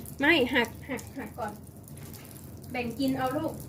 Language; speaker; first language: Thai; native; Thai